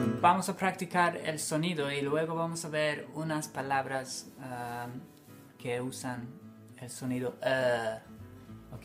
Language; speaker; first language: Spanish; non-native, fluent; English